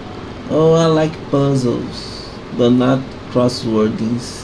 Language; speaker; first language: English; non-native, fluent; Portuguese